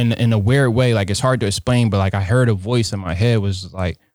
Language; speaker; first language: English; native; English